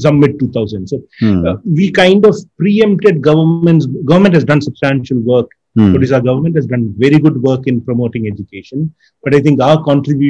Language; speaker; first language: English; non-native, local second language; Malayalam